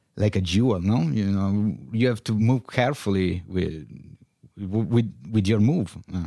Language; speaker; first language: English; non-native, fluent; Italian